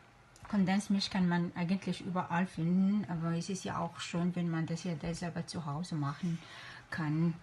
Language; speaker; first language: German; non-native, fluent; Arabic